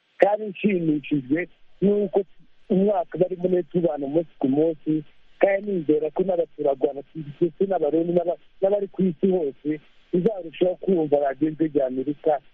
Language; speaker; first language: Kinyarwanda; native; Kinyarwanda